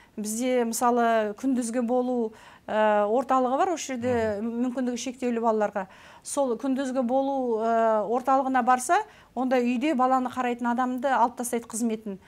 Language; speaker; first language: Kazakh; native; Kazakh